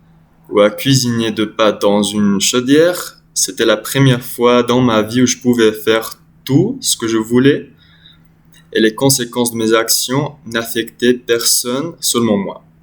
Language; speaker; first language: French; non-native, learner; English